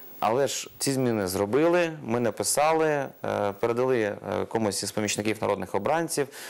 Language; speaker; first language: Ukrainian; non-native, local second language; Russian